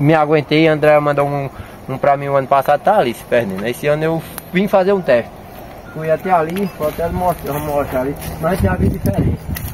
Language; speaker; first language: Portuguese; native; Portuguese